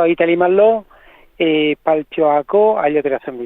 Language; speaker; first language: Korean; non-native, learner; Italian